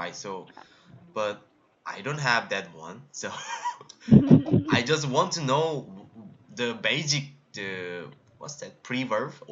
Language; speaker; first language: English; non-native, learner; Korean